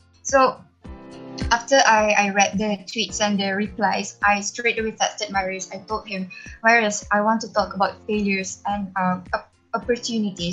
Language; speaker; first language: English; non-native, local second language; Malay